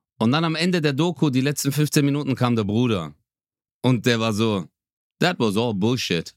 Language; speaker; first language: German; early bilingual, other home language; Turkish